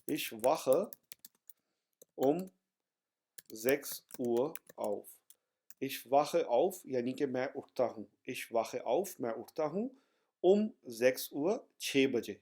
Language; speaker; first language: German; non-native, fluent; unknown